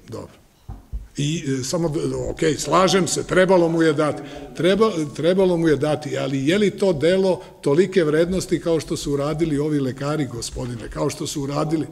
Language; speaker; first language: Serbian; native; Serbian